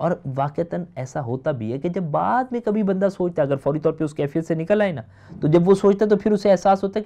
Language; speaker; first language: Urdu; native; Urdu